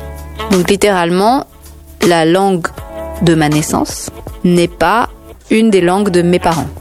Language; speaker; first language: French; native; French